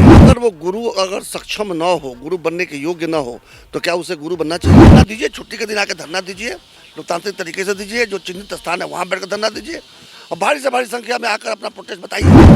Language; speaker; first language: Hindi; native; Hindi